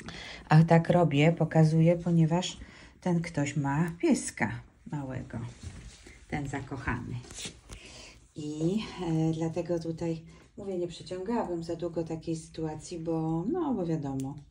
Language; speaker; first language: Polish; native; Polish